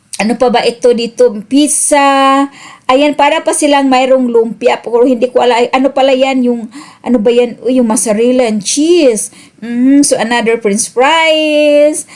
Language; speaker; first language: Filipino; native; Filipino